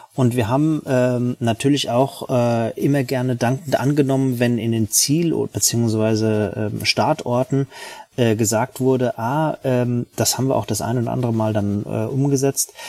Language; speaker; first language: German; native; German